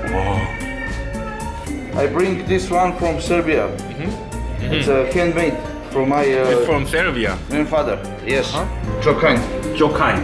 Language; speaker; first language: English; non-native, learner; Korean